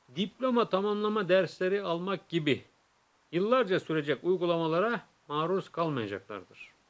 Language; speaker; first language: Turkish; native; Turkish